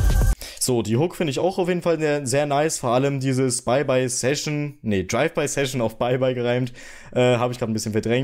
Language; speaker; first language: German; native; German